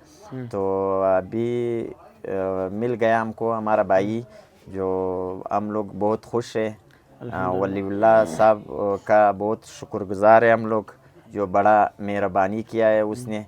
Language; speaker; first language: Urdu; non-native, local second language; Pashto